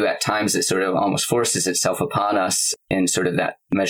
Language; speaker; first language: English; native; English